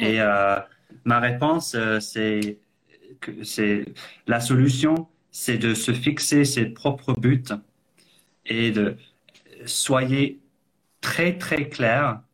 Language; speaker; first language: French; non-native, fluent; English